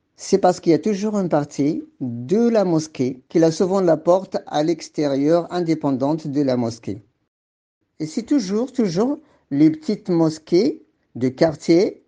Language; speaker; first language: French; non-native, local second language; Arabic